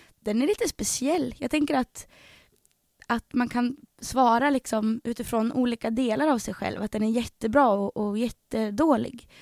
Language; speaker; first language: Swedish; native; Swedish